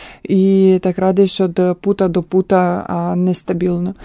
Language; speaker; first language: Croatian; non-native, learner; Russian